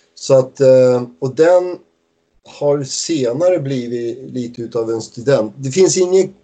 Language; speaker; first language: Swedish; native; Swedish